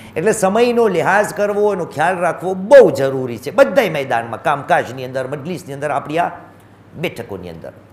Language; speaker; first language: Gujarati; early bilingual, heritage; Gujarati